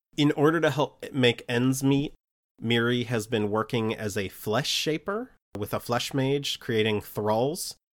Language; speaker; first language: English; early bilingual, other home language; Italian